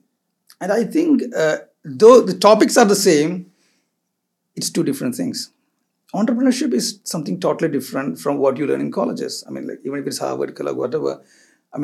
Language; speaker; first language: English; non-native, local second language; Malayalam